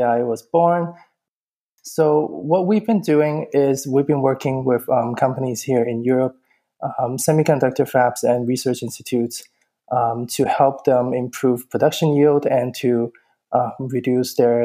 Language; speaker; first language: English; native; English